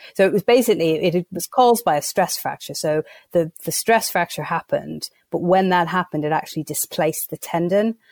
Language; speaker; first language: English; native; English